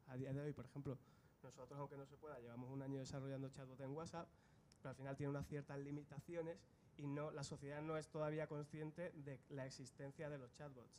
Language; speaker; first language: Spanish; native; Spanish